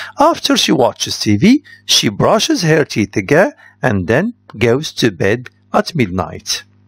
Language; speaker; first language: English; non-native, fluent; Arabic